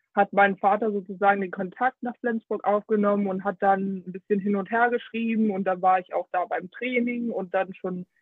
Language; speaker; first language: German; early bilingual, heritage; Danish